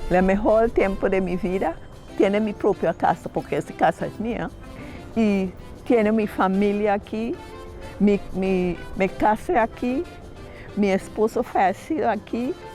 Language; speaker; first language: Spanish; non-native, learner; English